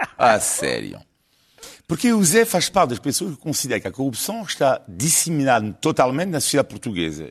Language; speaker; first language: Portuguese; non-native, fluent; French